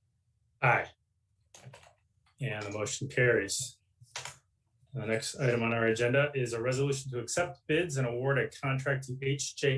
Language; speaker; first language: English; native; English